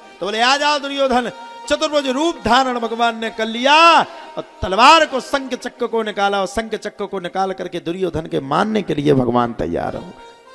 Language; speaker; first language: Hindi; native; Hindi